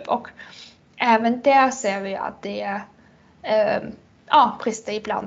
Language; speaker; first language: Swedish; non-native, fluent; German